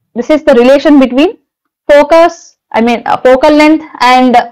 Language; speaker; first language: English; non-native, local second language; Telugu